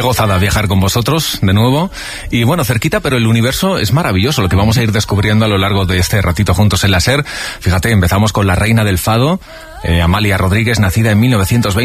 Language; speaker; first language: Spanish; native; Spanish